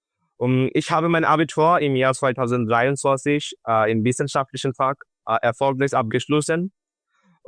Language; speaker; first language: German; non-native, learner; Bangla